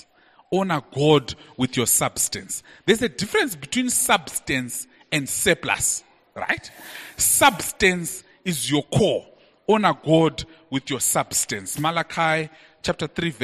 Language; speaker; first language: English; non-native, local second language; Shona